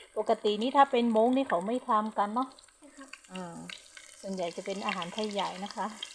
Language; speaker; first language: Thai; non-native, local second language; Hmong